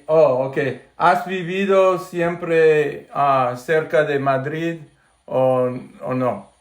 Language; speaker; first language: Spanish; non-native, fluent; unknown